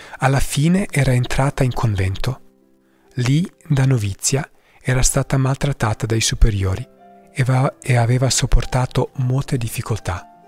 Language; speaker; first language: Italian; non-native, fluent; English